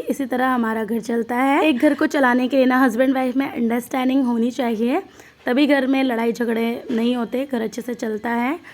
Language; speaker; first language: Hindi; non-native, local second language; Bangla